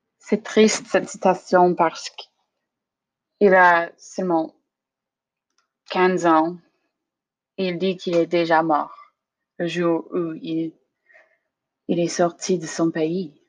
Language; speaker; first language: French; non-native, learner; English